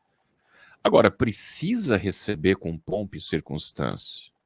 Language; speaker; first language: Portuguese; native; Portuguese